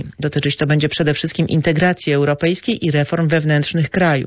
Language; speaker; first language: Polish; native; Polish